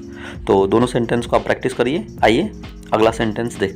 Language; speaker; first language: Hindi; native; Hindi